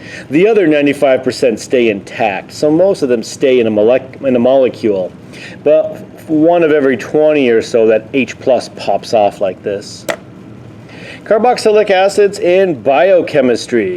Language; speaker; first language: English; native; English